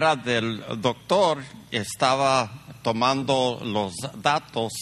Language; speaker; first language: Spanish; early bilingual, heritage; Spanish